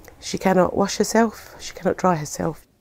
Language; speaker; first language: English; native; English